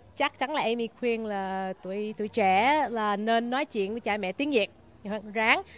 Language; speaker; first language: Vietnamese; early bilingual, heritage; Vietnamese